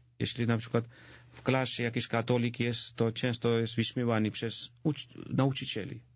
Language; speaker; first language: Polish; non-native, fluent; Georgian